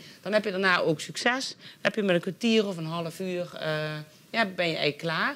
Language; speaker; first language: Dutch; native; Dutch